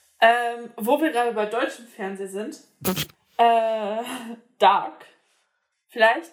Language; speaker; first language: German; native; German